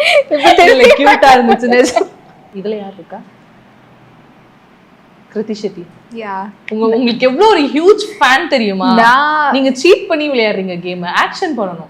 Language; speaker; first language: Tamil; native; Tamil